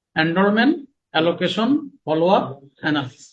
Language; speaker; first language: English; non-native, local second language; Bangla